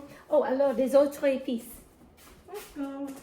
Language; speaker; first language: French; non-native, learner; English